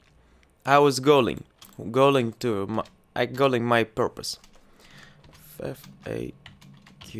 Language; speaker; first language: English; non-native, learner; Russian